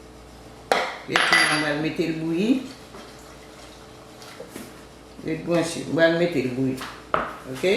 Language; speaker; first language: French; non-native, local second language; Haitian Creole